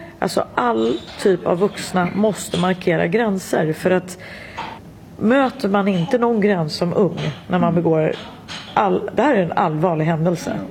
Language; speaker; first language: Swedish; native; Swedish